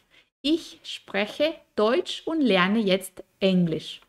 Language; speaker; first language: German; non-native, fluent; Spanish